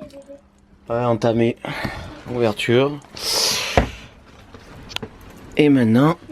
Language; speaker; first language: French; native; French